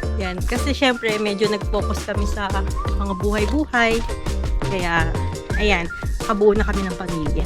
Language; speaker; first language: Filipino; native; Filipino